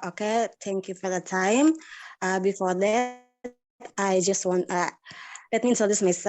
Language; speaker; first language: English; non-native, learner; Indonesian